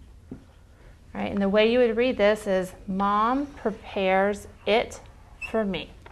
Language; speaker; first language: English; native; English